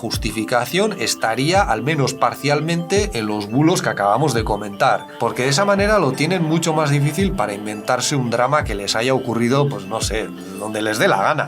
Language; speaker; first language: Spanish; native; Spanish